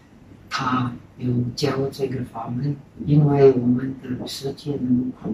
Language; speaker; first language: Chinese; non-native, fluent; Czech